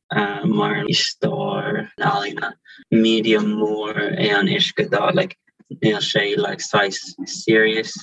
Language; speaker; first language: Irish; non-native, local second language; English